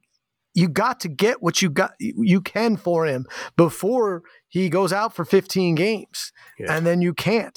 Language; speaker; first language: English; native; English